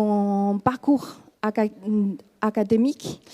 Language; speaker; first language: French; non-native, fluent; Chinese